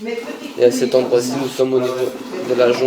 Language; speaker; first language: French; native; French